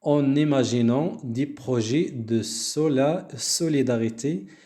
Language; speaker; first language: French; non-native, local second language; Arabic